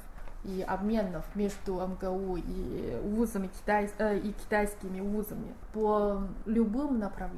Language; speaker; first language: Russian; non-native, fluent; Chinese